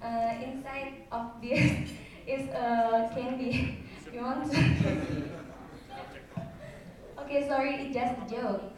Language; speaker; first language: English; non-native, learner; Indonesian